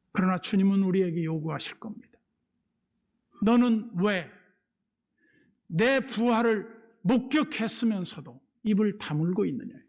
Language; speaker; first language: Korean; native; Korean